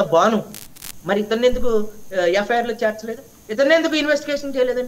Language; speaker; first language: Telugu; native; Telugu